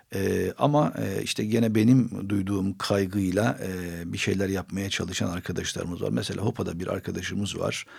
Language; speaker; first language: Turkish; non-native, local second language; Armenian